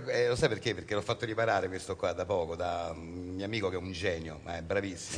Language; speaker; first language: Italian; native; Italian